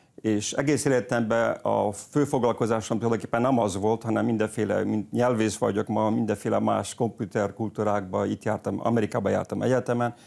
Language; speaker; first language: Hungarian; early bilingual, heritage; Portuguese